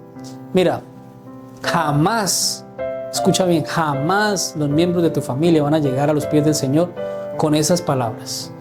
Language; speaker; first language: Spanish; native; Spanish